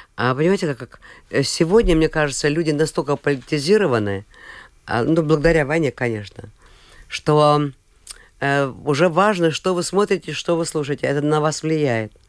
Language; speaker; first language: Russian; non-native, local second language; Latvian